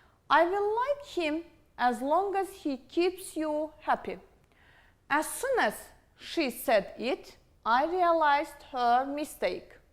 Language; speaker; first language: English; non-native, fluent; Azerbaijani